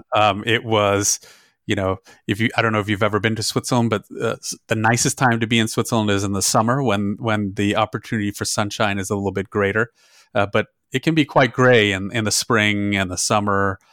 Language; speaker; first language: English; non-native, fluent; German